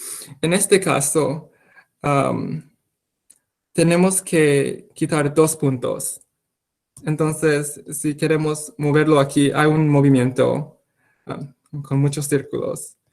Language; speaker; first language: Spanish; non-native, fluent; English